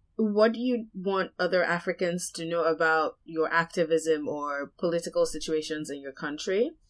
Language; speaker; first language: English; non-native, local second language; Yoruba